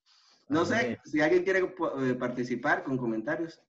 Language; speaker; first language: Spanish; native; Spanish